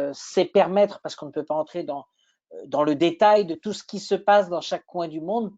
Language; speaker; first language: French; native; French